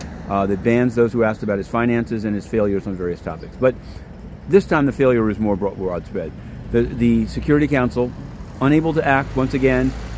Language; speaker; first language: English; native; English